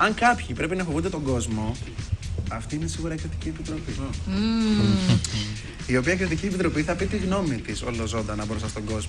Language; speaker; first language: Greek; native; Greek